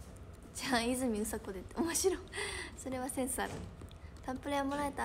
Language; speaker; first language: Japanese; native; Japanese